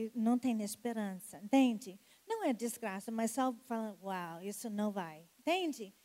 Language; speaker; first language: Portuguese; non-native, fluent; English